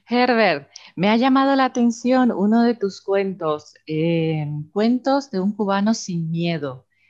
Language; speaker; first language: Spanish; native; Spanish